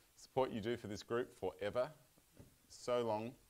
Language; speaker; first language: English; native; English